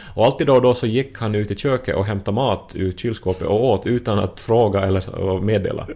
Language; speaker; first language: Swedish; native; Swedish